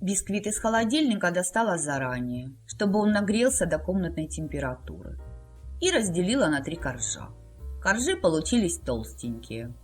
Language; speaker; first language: Russian; native; Russian